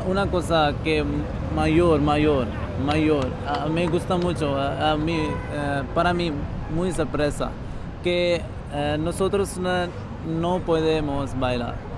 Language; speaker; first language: Spanish; non-native, learner; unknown